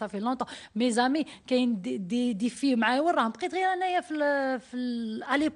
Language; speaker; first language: French; non-native, learner; Arabic